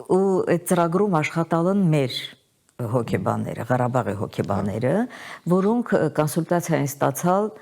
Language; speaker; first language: Armenian; native; Armenian